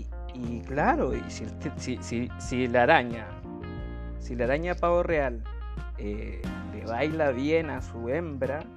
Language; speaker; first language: Spanish; native; Spanish